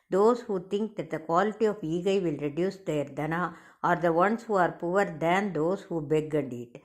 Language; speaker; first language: English; non-native, local second language; Tamil